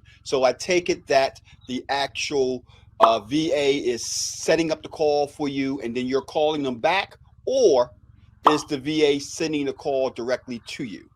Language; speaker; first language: English; native; English